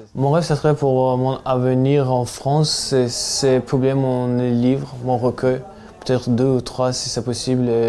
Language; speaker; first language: French; non-native, learner; Tajik